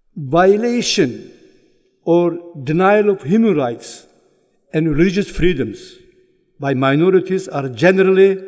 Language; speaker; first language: English; non-native, fluent; Turkish